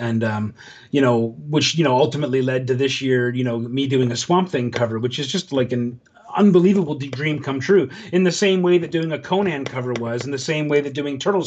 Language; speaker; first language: English; native; English